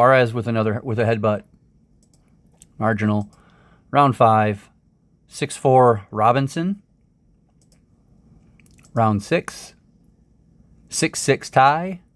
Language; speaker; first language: English; native; English